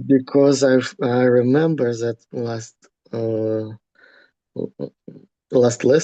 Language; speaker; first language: English; non-native, learner; Russian